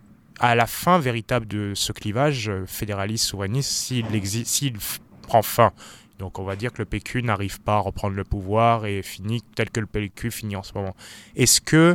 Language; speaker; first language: French; native; French